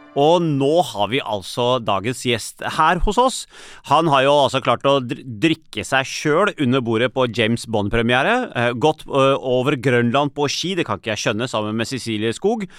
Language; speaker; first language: Norwegian; early bilingual, other home language; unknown